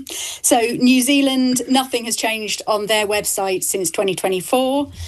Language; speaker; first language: English; native; English